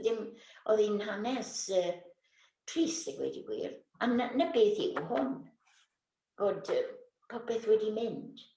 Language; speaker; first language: Welsh; native; Welsh